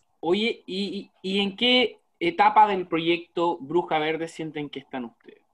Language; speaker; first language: Spanish; native; Spanish